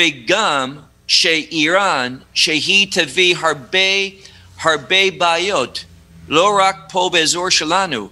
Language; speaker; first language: Hebrew; non-native, fluent; English